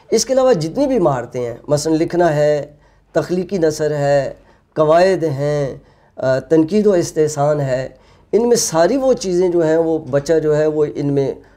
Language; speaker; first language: Urdu; non-native, local second language; Punjabi